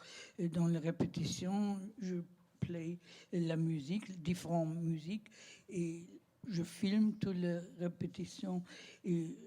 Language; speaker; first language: French; non-native, learner; German